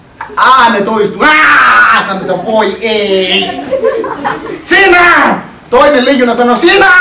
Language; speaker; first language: Finnish; non-native, learner; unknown